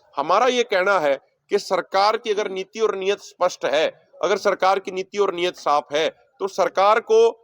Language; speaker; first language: Hindi; native; Hindi